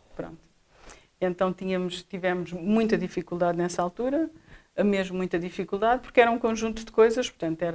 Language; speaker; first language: Portuguese; native; Portuguese